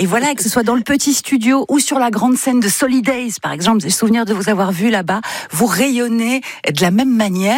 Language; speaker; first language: French; native; French